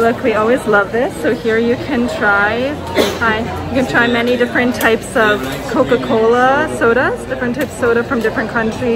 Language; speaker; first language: English; native; English